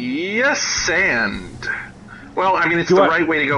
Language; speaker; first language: English; native; English